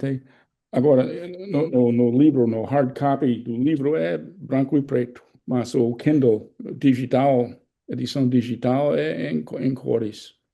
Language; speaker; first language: Portuguese; non-native, fluent; English